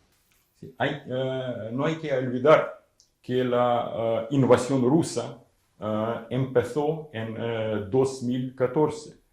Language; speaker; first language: Spanish; non-native, fluent; Ukrainian